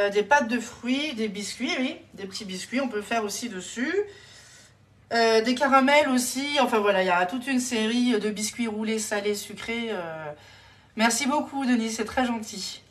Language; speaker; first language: French; native; French